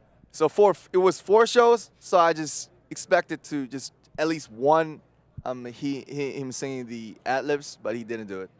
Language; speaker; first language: English; non-native, fluent; Korean